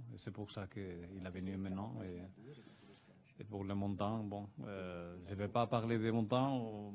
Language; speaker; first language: French; non-native, fluent; Spanish